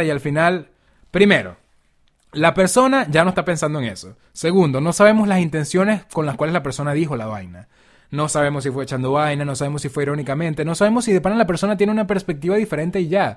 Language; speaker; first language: Spanish; native; Spanish